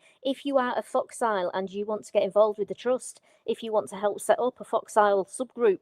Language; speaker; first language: English; native; English